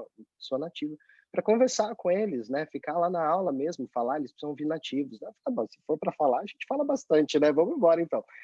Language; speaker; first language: Portuguese; native; Portuguese